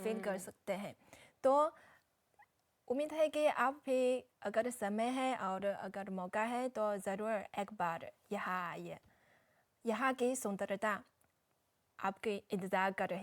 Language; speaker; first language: Hindi; non-native, fluent; Chinese